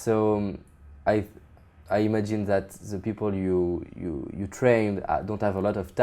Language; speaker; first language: English; non-native, fluent; French